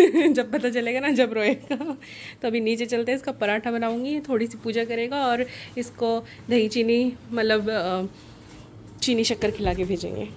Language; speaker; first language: Hindi; native; Hindi